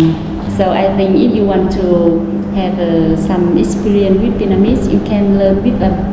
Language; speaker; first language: English; non-native, fluent; Vietnamese